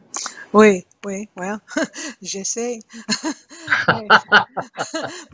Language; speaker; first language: French; non-native, learner; English